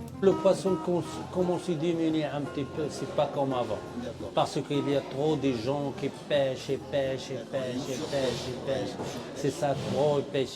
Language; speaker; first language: French; non-native, learner; Arabic